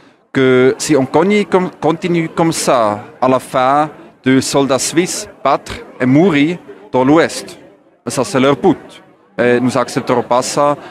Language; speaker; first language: French; non-native, learner; German